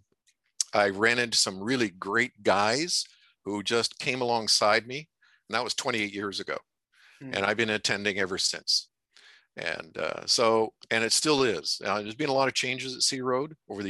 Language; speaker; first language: English; native; English